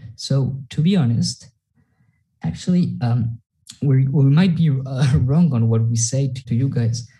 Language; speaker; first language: English; non-native, fluent; Spanish